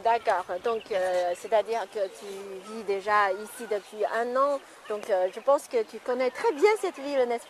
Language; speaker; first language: French; non-native, fluent; Chinese